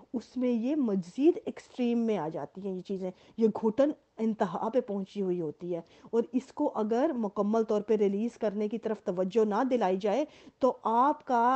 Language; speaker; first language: Hindi; native; Hindi